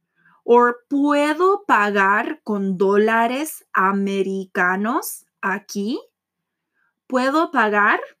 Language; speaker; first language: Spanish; non-native, fluent; English